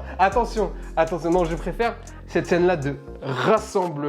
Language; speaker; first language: French; native; French